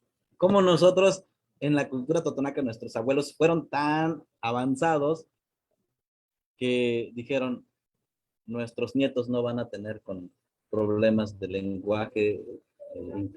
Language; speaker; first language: Spanish; non-native, local second language; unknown